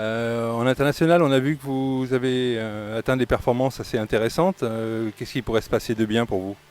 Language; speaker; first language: French; native; French